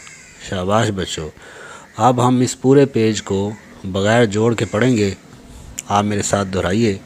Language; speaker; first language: Urdu; native; Urdu